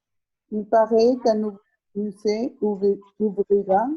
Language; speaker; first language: French; non-native, learner; Spanish